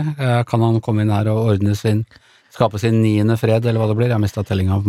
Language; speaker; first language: Norwegian; native; Norwegian